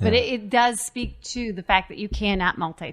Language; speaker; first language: English; native; English